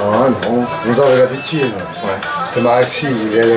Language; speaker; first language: French; non-native, learner; Arabic